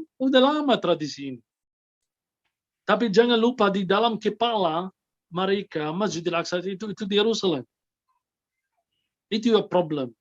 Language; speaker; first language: Indonesian; non-native, fluent; Arabic